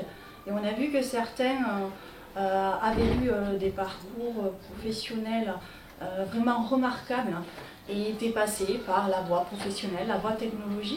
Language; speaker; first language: French; native; French